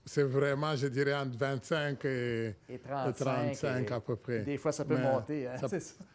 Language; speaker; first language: French; non-native, local second language; Swahili